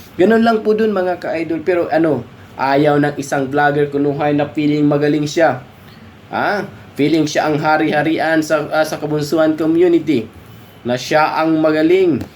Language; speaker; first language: Filipino; non-native, local second language; Cebuano